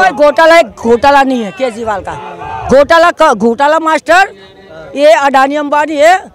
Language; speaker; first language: Hindi; non-native, local second language; Gujarati